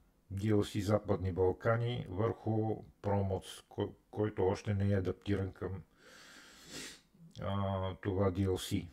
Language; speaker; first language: Bulgarian; native; Bulgarian